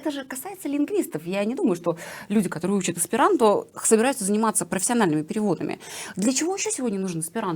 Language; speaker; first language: Russian; native; Russian